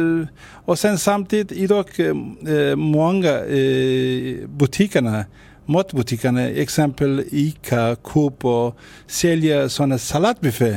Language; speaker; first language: Swedish; non-native, learner; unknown